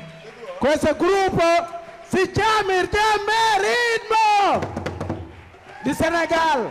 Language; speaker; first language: Italian; non-native, fluent; Wolof